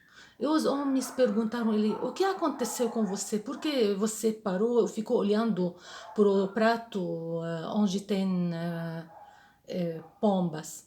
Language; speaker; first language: Portuguese; non-native, fluent; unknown